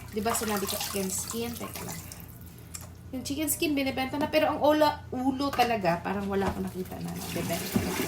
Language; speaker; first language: Filipino; non-native, local second language; Cebuano